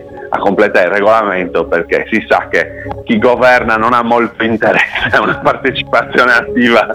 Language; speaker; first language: Italian; native; Italian